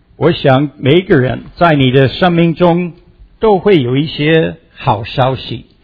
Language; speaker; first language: Chinese; early bilingual, heritage; Chinese